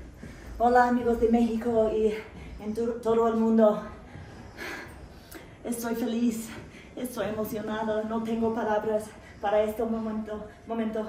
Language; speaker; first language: Spanish; non-native, learner; English